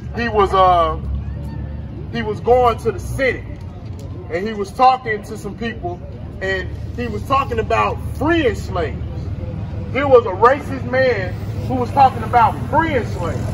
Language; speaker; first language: English; native; English